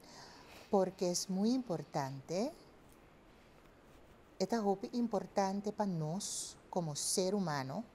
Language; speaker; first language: Spanish; non-native, fluent; Papiamento